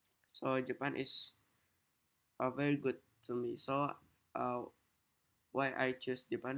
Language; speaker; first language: English; non-native, learner; Indonesian